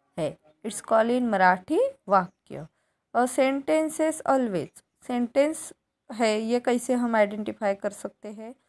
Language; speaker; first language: Hindi; non-native, local second language; Marathi